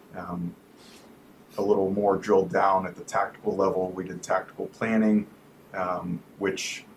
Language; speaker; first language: English; native; English